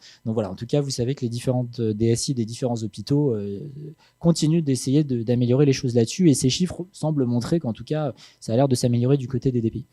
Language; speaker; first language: French; native; French